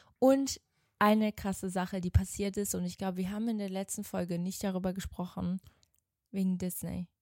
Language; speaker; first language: German; native; German